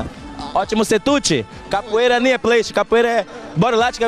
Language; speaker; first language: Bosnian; non-native, learner; Portuguese